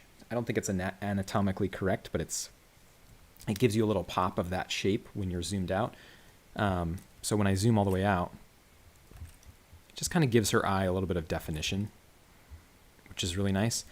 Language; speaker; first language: English; native; English